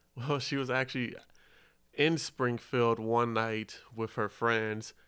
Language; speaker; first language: English; native; English